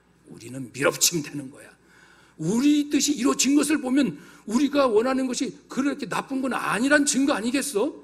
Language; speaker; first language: Korean; native; Korean